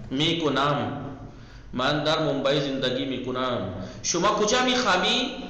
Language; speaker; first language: Persian; non-native, fluent; Urdu